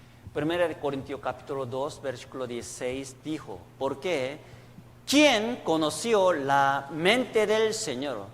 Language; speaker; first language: Spanish; non-native, learner; Korean